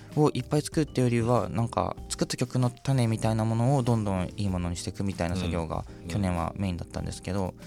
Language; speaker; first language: Japanese; native; Japanese